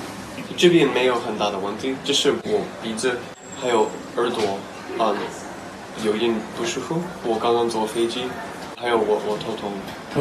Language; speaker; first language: Chinese; non-native, learner; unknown